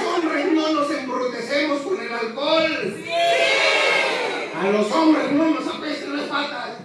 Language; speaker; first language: Spanish; native; Spanish